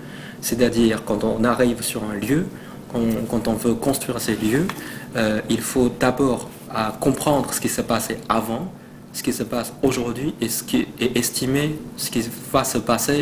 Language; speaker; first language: French; non-native, fluent; Chinese